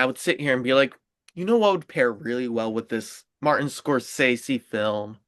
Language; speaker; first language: English; native; English